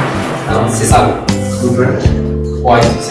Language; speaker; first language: English; non-native, learner; Japanese